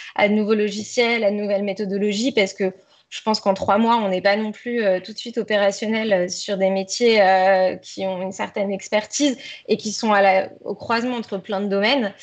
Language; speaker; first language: French; native; French